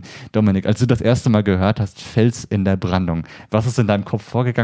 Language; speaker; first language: German; native; German